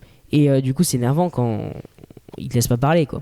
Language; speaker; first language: French; native; French